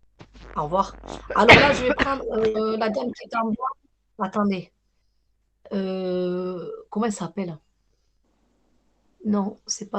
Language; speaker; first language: French; native; French